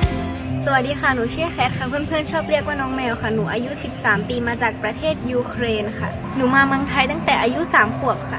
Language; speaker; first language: Thai; early bilingual, other home language; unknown